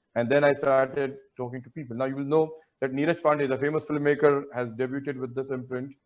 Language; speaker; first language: English; non-native, local second language; Hindi